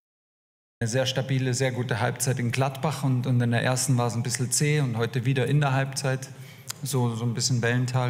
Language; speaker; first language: German; native; German